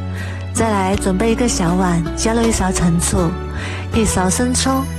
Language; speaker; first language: Chinese; native; Chinese